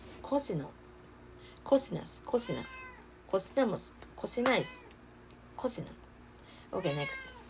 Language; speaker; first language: Spanish; non-native, learner; Japanese